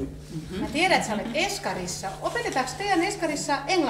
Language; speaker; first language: Finnish; native; Finnish